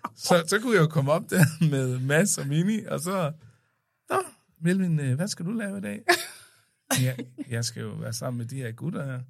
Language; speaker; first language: Danish; early bilingual, other home language; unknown